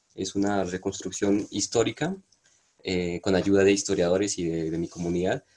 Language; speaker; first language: Spanish; non-native, local second language; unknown